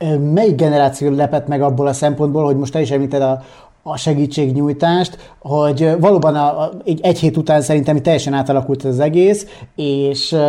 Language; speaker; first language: Hungarian; native; Hungarian